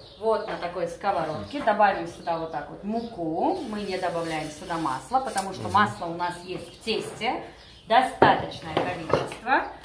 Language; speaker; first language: Russian; non-native, local second language; Georgian